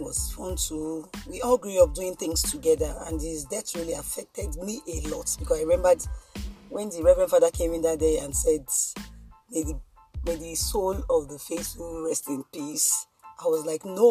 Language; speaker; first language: English; non-native, local second language; Yoruba